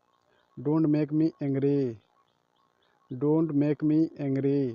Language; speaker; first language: English; non-native, learner; Odia